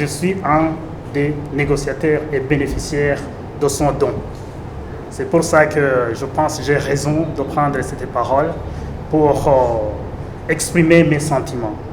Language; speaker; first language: French; non-native, local second language; Rundi